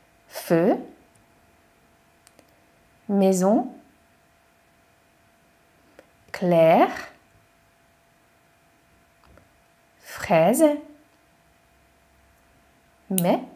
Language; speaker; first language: French; non-native, fluent; Hungarian